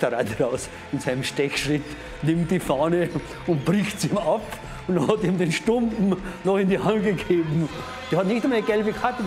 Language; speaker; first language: German; native; German